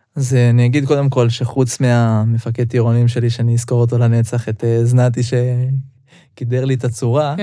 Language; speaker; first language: Hebrew; early bilingual, other home language; Russian